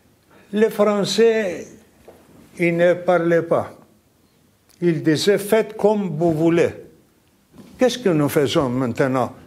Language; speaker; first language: French; non-native, fluent; Greek